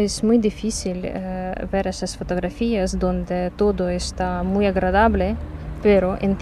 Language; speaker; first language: Spanish; non-native, learner; Ukrainian